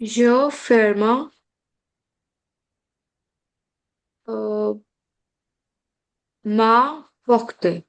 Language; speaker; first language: French; non-native, learner; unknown